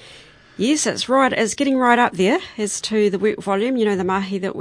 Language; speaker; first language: English; native; English